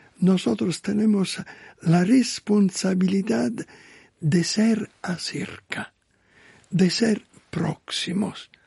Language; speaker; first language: Spanish; non-native, learner; Italian